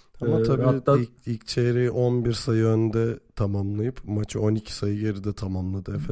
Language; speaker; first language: Turkish; native; Turkish